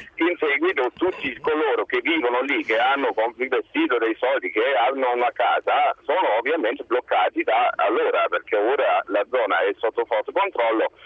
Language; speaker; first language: Italian; non-native, fluent; German